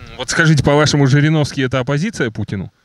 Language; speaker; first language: Russian; native; Russian